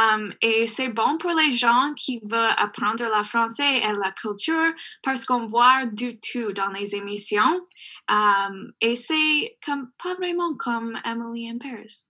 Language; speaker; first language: French; non-native, learner; English